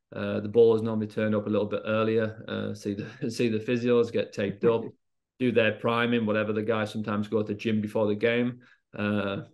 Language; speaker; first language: English; native; English